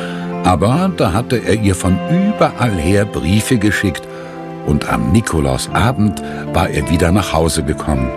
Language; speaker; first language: German; native; German